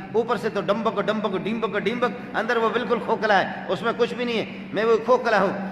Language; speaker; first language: Urdu; non-native, local second language; Baluchi